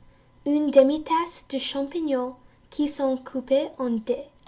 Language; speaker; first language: French; non-native, learner; English